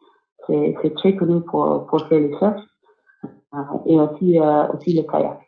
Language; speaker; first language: French; non-native, fluent; English